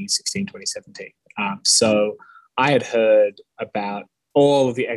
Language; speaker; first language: English; native; English